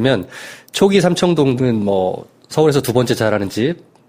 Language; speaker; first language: Korean; native; Korean